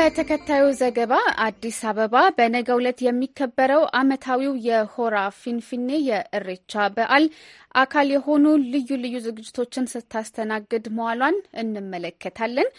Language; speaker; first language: Amharic; native; Amharic